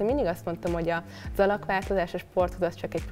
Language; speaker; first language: Hungarian; native; Hungarian